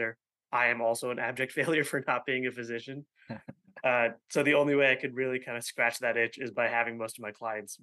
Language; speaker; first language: English; native; English